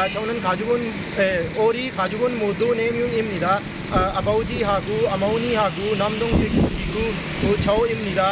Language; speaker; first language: Korean; non-native, learner; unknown